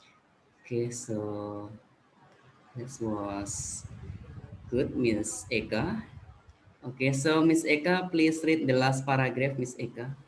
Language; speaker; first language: English; non-native, fluent; Indonesian